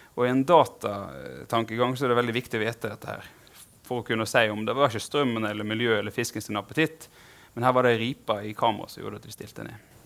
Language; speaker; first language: Norwegian; native; Norwegian